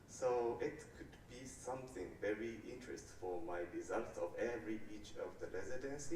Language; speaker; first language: English; non-native, learner; Japanese